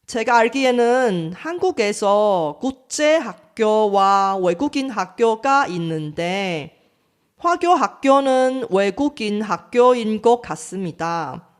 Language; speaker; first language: Korean; non-native, fluent; Chinese